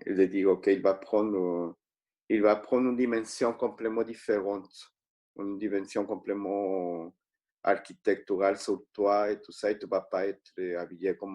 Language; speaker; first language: French; non-native, fluent; Spanish